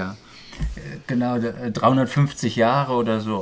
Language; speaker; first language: German; native; German